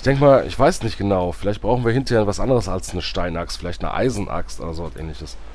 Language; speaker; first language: German; native; German